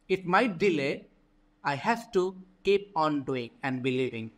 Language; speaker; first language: English; non-native, local second language; Bangla